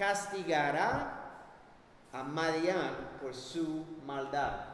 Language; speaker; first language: Spanish; non-native, fluent; English